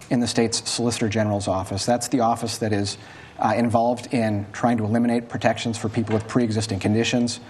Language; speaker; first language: English; native; English